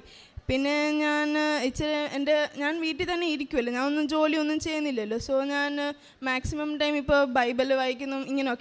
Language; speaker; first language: Malayalam; early bilingual, heritage; Malayalam